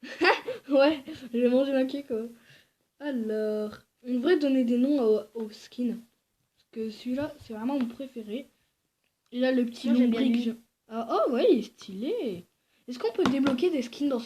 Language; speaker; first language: French; native; French